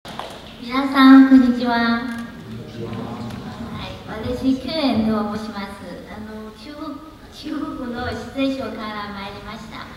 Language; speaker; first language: Japanese; non-native, learner; Chinese